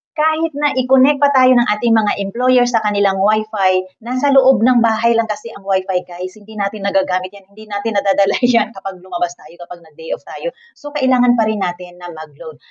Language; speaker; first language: Filipino; native; Filipino